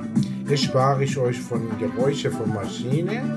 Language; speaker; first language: German; non-native, learner; Persian